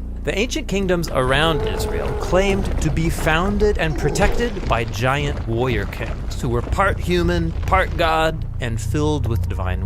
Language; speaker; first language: English; native; English